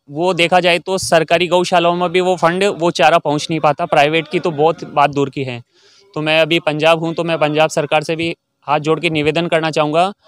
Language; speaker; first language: Hindi; native; Hindi